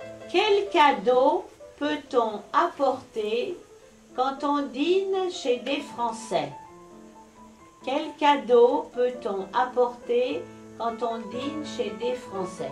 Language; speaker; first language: French; native; French